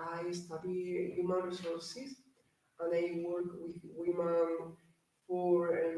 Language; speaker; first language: English; non-native, learner; Spanish